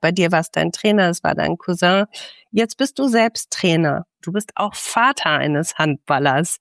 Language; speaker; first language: German; native; German